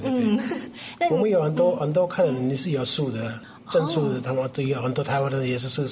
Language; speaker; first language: Chinese; non-native, learner; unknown